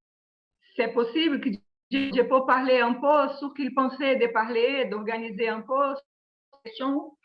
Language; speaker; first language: French; non-native, learner; Portuguese